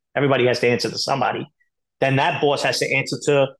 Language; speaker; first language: English; native; English